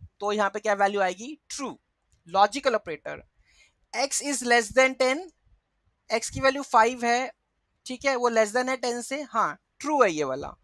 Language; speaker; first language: Hindi; native; Hindi